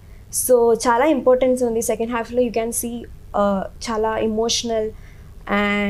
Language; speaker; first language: Telugu; non-native, learner; Malayalam